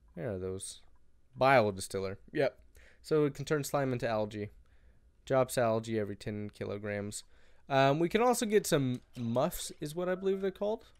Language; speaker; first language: English; native; English